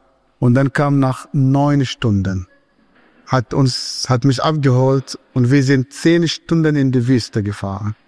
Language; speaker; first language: German; non-native, fluent; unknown